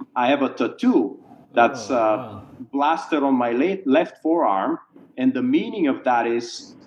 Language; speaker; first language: English; non-native, fluent; Bulgarian